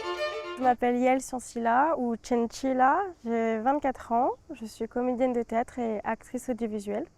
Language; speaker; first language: French; native; French